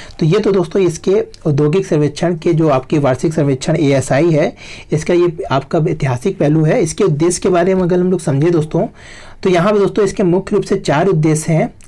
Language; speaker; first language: Hindi; native; Hindi